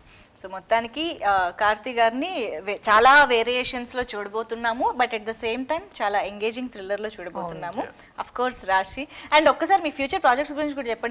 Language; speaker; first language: Telugu; native; Telugu